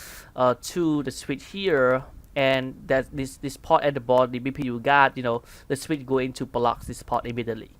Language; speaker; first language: English; non-native, fluent; Khmer